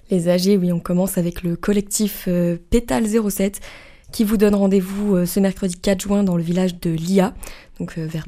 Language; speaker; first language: French; native; French